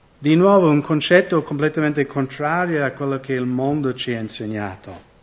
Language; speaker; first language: Italian; non-native, fluent; English